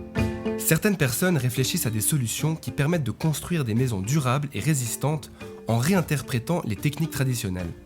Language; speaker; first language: French; native; French